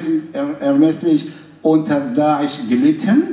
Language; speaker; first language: German; non-native, fluent; Arabic